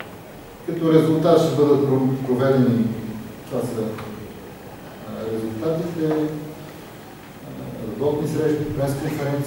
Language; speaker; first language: Bulgarian; native; Bulgarian